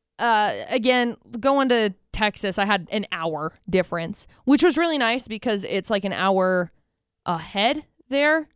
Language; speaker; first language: English; native; English